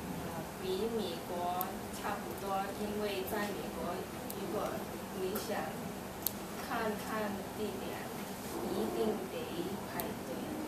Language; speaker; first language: Chinese; non-native, learner; English